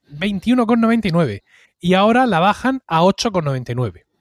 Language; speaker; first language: Spanish; native; Spanish